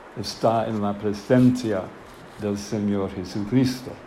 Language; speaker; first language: Spanish; non-native, fluent; English